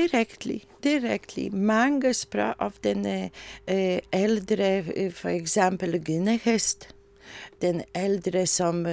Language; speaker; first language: Danish; non-native, learner; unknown